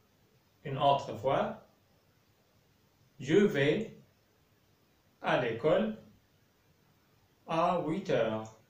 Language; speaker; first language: French; non-native, fluent; Arabic